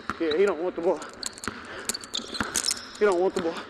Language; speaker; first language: English; native; English